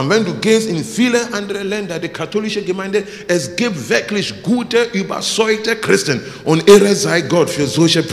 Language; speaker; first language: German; non-native, learner; English